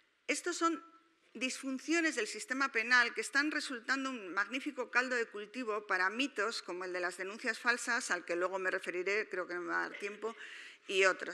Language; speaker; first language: Spanish; native; Spanish